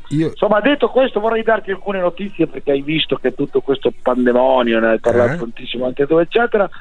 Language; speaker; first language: Italian; native; Italian